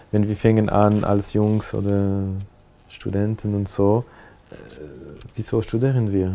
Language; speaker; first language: German; non-native, local second language; French